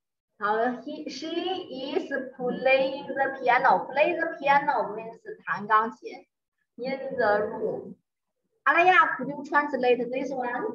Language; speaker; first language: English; non-native, learner; Chinese